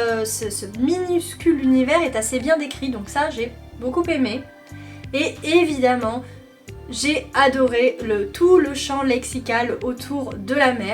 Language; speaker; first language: French; native; French